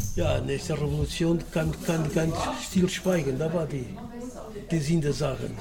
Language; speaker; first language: German; non-native, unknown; Portuguese